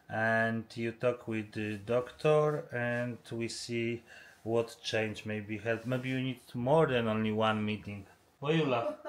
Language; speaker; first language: English; non-native, learner; Polish